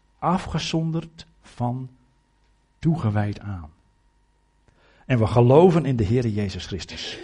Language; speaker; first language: Dutch; native; Dutch